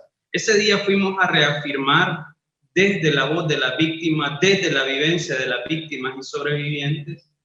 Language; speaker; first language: Spanish; native; Spanish